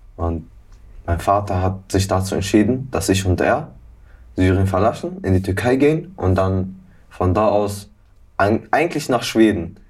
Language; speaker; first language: German; early bilingual, other home language; Arabic